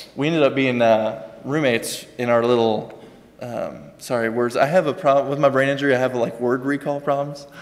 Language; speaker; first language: English; native; English